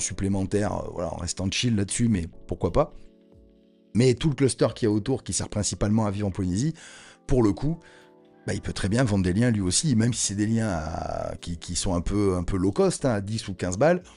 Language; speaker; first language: French; native; French